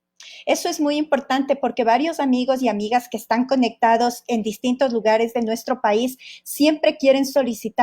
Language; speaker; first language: Spanish; native; Spanish